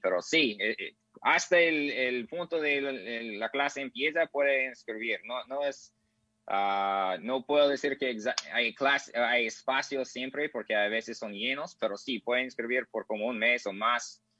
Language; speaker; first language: Spanish; non-native, learner; English